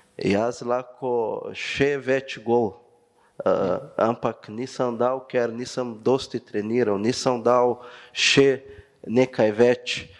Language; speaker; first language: Slovenian; non-native, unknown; Portuguese